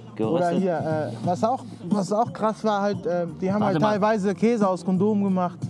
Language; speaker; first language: German; early bilingual, other home language; Spanish